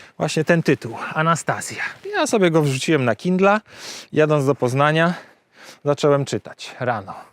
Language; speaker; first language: Polish; native; Polish